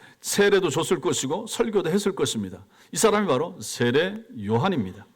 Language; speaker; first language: Korean; native; Korean